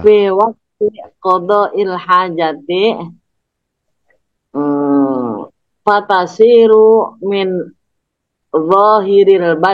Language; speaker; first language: Arabic; non-native, learner; Indonesian